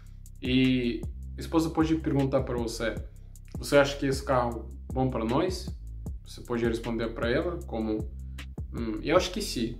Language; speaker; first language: Portuguese; non-native, learner; Russian